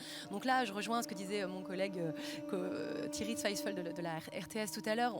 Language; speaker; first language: French; native; French